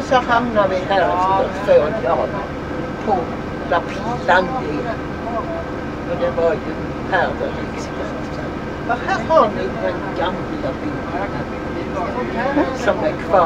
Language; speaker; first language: Swedish; native; Swedish